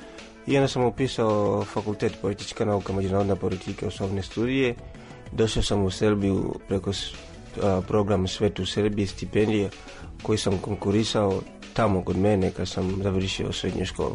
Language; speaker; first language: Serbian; non-native, fluent; Swahili